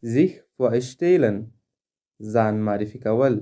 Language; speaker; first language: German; non-native, fluent; Pashto